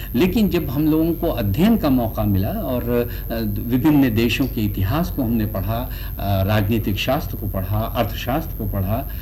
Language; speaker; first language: Hindi; native; Hindi